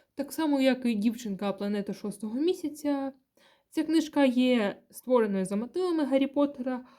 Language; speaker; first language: Ukrainian; non-native, local second language; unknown